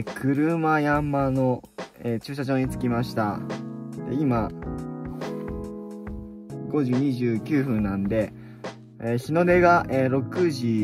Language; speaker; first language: Japanese; native; Japanese